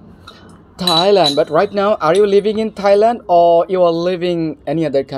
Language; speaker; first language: English; non-native, fluent; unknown